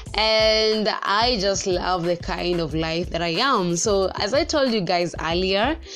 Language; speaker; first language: English; non-native, local second language; Kikuyu